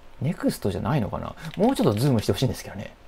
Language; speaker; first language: Japanese; native; Japanese